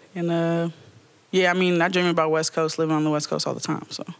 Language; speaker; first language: English; native; English